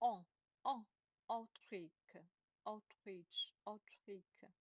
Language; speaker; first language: French; non-native, learner; Chinese